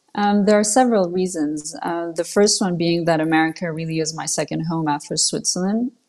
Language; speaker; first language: English; non-native, fluent; French